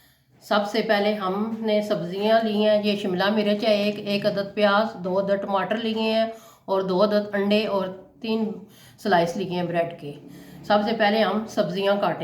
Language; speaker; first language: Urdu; non-native, local second language; Punjabi